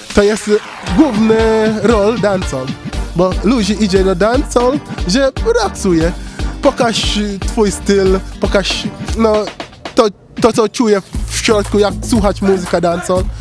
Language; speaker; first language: Polish; non-native, learner; English